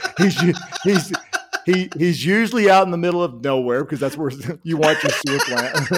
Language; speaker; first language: English; native; English